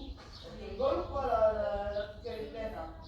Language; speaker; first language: French; native; French